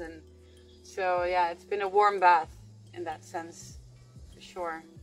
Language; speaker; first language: English; non-native, fluent; Dutch